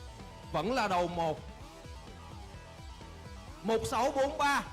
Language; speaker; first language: Vietnamese; native; Vietnamese